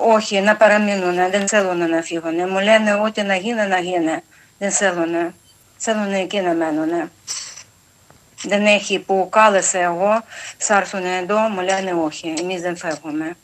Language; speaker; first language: Greek; non-native, local second language; Ukrainian